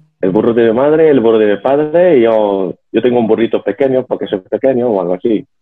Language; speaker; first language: Spanish; non-native, fluent; Arabic